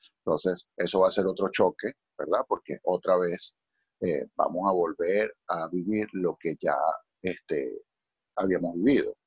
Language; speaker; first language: Spanish; native; Spanish